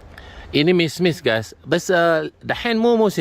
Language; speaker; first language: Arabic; non-native, learner; Indonesian